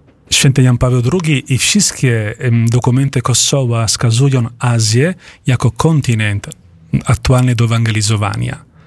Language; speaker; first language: Polish; non-native, fluent; Italian